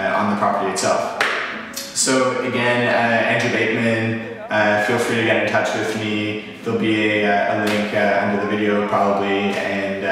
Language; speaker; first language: English; native; English